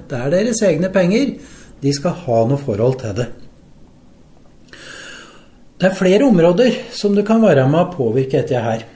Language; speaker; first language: Norwegian; native; Norwegian